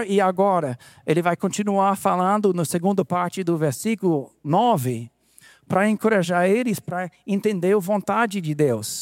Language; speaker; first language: Portuguese; non-native, fluent; English